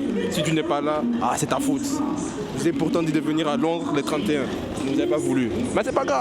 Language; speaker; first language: French; native; French